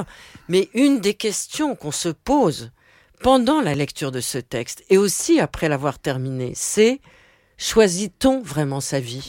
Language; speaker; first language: French; native; French